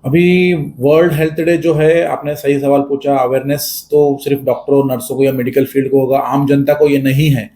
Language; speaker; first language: Hindi; non-native, local second language; Marathi